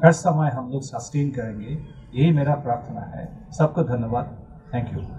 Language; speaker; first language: Hindi; non-native, local second language; Bangla